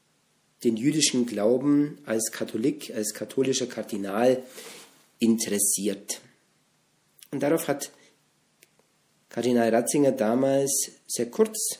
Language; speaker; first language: German; native; German